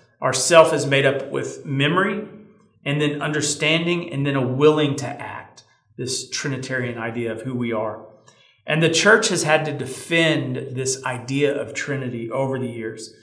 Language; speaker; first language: English; native; English